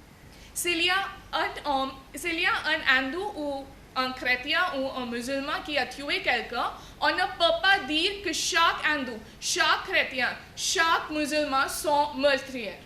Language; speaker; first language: French; non-native, fluent; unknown